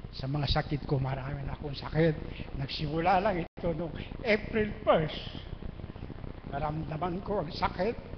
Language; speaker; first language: Filipino; native; Filipino